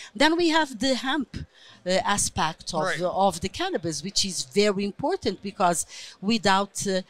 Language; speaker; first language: English; non-native, fluent; Portuguese